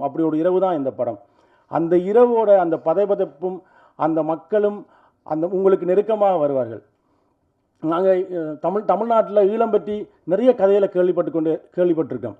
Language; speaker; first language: Tamil; native; Tamil